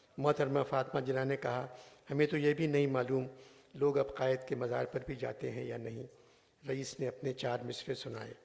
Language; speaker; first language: Urdu; native; Urdu